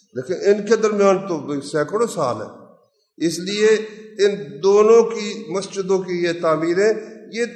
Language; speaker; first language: Urdu; non-native, local second language; Punjabi